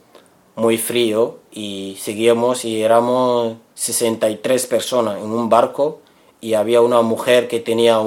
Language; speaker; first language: Spanish; non-native, learner; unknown